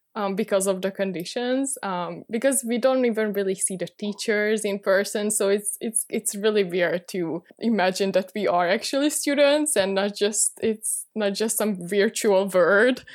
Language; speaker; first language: English; non-native, fluent; Hungarian